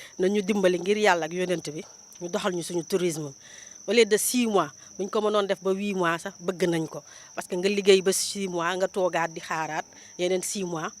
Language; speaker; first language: Wolof; non-native, local second language; Jola-Fonyi